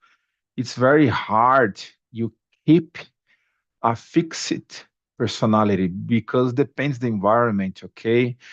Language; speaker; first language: English; non-native, learner; Portuguese